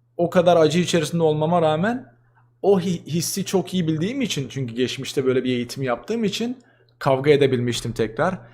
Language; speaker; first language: Turkish; native; Turkish